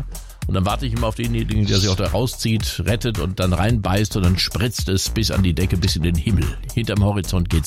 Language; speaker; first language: German; native; German